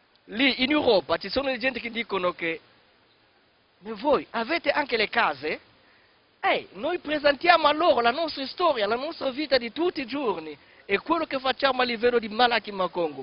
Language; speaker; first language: Italian; non-native, fluent; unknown